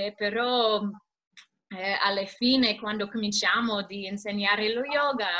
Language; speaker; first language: Italian; non-native, learner; English